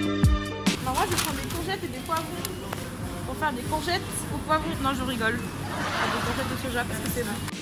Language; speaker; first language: French; native; French